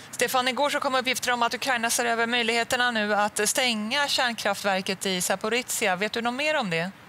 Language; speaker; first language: Swedish; native; Swedish